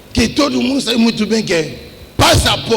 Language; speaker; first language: Portuguese; non-native, learner; Lingala